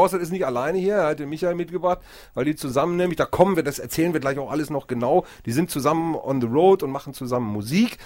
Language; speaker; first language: German; native; German